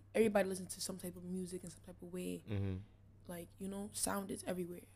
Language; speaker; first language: English; native; English